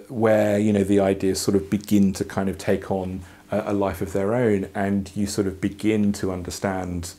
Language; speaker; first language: English; native; English